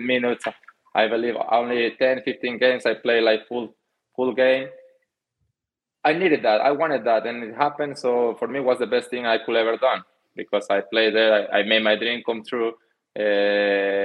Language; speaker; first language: English; non-native, fluent; Spanish